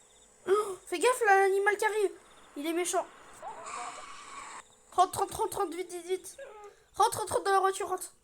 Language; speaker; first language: French; native; French